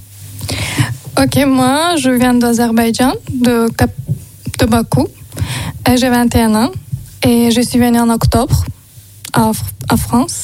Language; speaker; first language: French; non-native, learner; Azerbaijani